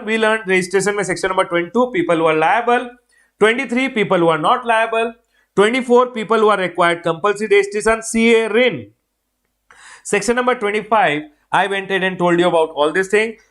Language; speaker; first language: English; non-native, local second language; Hindi